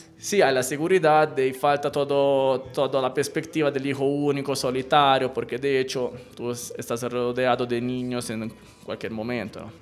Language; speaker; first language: Spanish; non-native, fluent; Italian